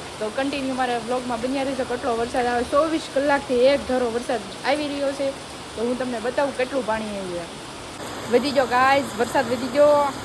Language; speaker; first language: Gujarati; native; Gujarati